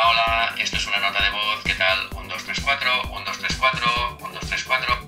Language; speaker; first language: Spanish; native; Spanish